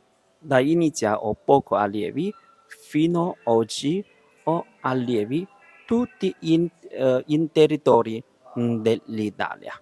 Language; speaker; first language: Italian; non-native, learner; Chinese